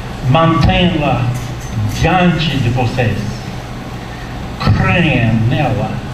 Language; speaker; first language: Portuguese; non-native, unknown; English